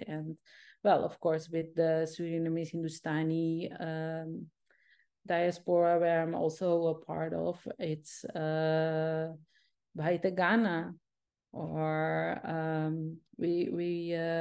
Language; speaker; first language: English; non-native, fluent; Dutch